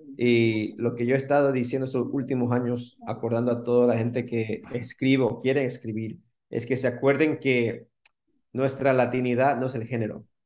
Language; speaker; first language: Spanish; early bilingual, heritage; Spanish